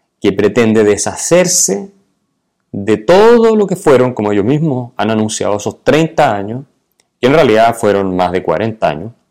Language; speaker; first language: Spanish; native; Spanish